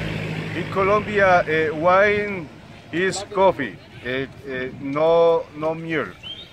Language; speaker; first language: English; non-native, learner; Spanish